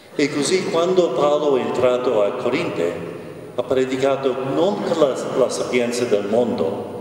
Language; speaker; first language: Italian; non-native, fluent; English